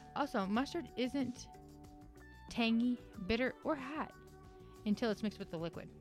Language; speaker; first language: English; native; English